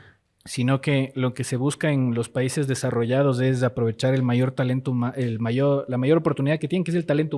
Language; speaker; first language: Spanish; native; Spanish